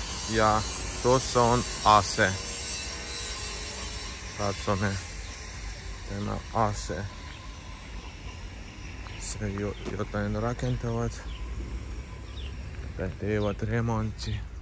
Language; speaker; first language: Finnish; non-native, learner; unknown